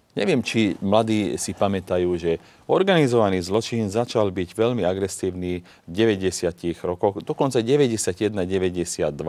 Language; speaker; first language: Slovak; non-native, local second language; Hungarian